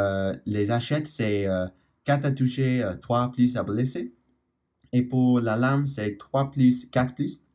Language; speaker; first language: French; non-native, learner; English